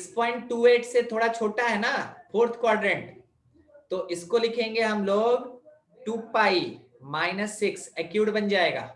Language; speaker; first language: Hindi; native; Hindi